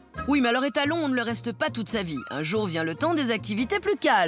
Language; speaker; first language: French; native; French